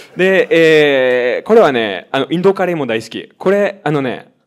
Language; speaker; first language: Japanese; non-native, fluent; French